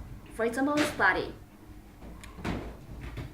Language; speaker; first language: English; non-native, learner; Vietnamese